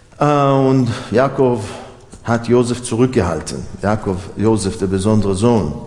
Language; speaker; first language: German; non-native, fluent; Hebrew